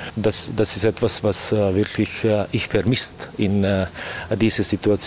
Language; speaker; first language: German; non-native, learner; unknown